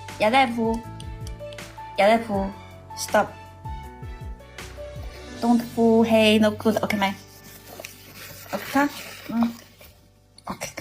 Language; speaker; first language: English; non-native, learner; Chinese